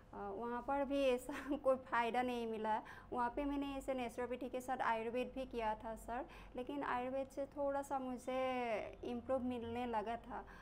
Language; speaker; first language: Hindi; non-native, local second language; Assamese